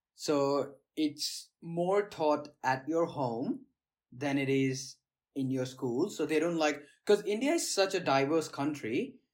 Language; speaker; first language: English; non-native, local second language; Gujarati